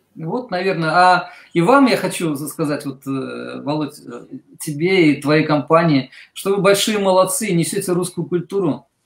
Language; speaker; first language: Russian; native; Russian